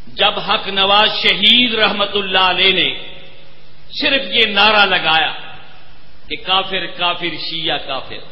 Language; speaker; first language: Urdu; non-native, fluent; Persian